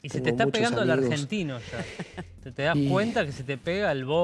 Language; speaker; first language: Spanish; native; Spanish